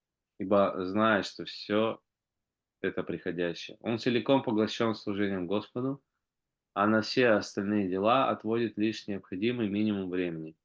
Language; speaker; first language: Russian; native; Russian